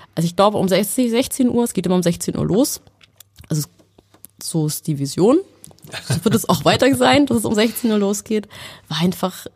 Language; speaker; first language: German; native; German